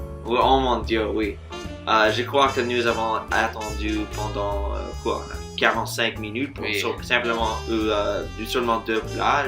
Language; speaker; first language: French; non-native, fluent; English